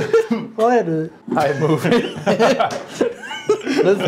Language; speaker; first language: Swedish; native; Swedish